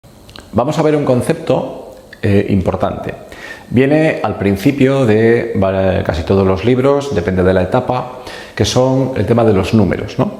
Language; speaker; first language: Spanish; native; Spanish